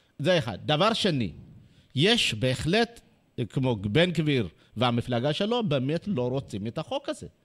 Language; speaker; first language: Hebrew; non-native, fluent; Amharic